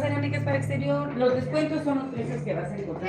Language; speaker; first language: Spanish; native; Spanish